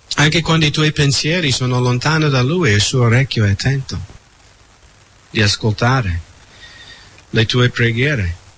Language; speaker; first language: Italian; non-native, fluent; English